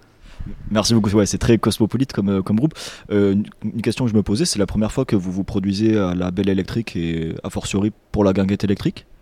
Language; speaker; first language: French; native; French